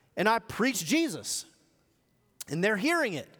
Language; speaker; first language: English; native; English